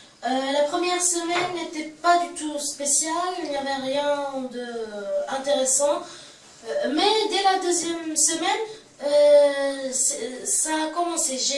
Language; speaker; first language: French; non-native, local second language; Arabic